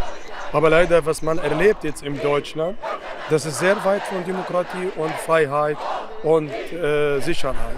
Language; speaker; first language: German; non-native, fluent; Arabic